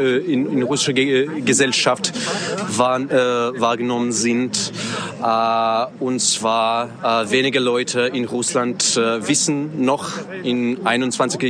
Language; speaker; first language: German; non-native, learner; Russian